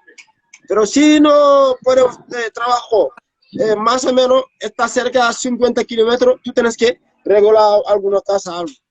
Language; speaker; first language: Spanish; non-native, learner; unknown